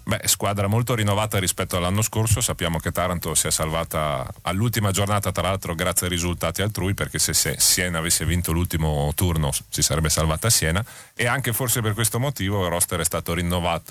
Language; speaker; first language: Italian; native; Italian